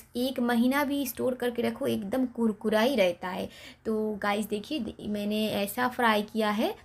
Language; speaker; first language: Hindi; non-native, local second language; Bangla